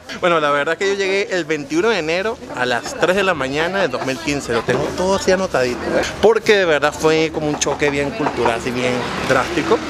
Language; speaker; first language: Spanish; native; Spanish